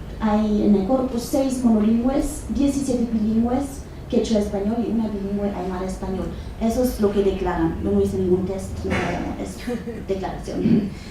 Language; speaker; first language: Spanish; non-native, fluent; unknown